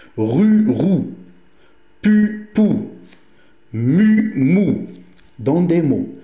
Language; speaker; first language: French; non-native, local second language; Arabic